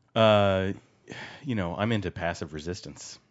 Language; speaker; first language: English; native; English